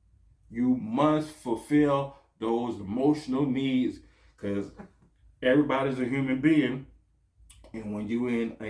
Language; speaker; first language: English; native; English